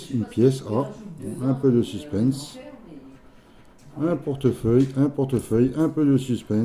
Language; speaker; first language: French; native; French